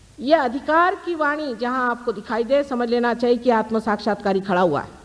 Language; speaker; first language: Hindi; non-native, local second language; Marathi